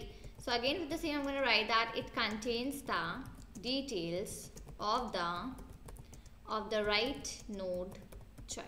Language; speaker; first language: English; non-native, local second language; Hindi